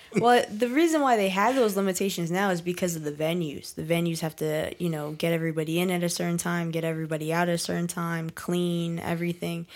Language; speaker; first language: English; native; English